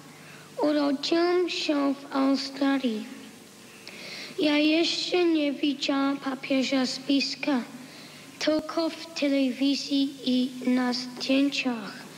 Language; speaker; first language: Polish; early bilingual, heritage; Polish